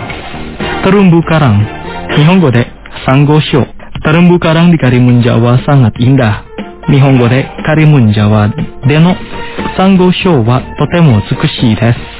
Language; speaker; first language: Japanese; non-native, fluent; Indonesian